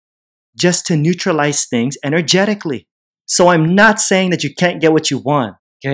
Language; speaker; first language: English; native; English